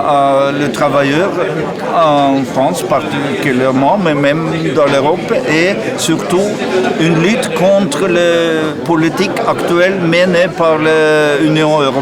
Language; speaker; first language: French; non-native, learner; Norwegian